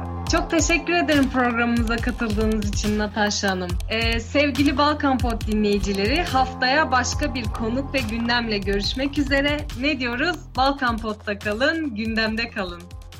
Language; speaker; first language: Turkish; native; Turkish